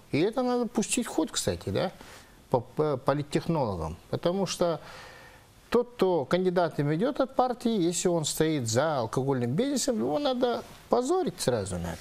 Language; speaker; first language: Russian; non-native, local second language; Yakut